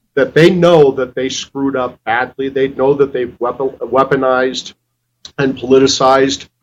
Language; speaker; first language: English; native; English